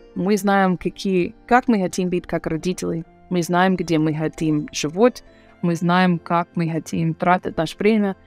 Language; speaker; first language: Russian; non-native, learner; English